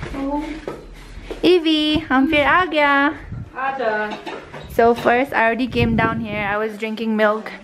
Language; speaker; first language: English; non-native, local second language; Tangkhul Naga (India)